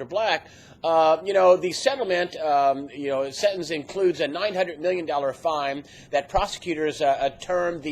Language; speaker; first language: English; native; English